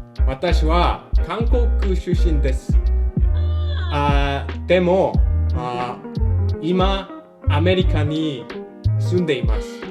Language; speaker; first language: Japanese; non-native, learner; Korean